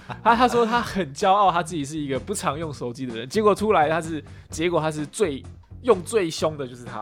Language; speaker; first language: Chinese; early bilingual, heritage; Chinese